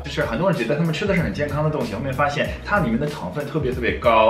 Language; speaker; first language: Chinese; non-native, fluent; English